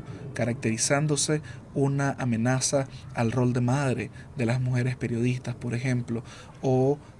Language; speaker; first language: Spanish; native; Spanish